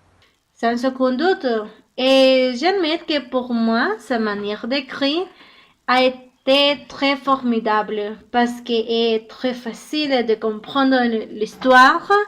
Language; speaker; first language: French; non-native, learner; Spanish